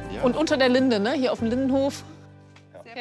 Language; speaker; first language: German; native; German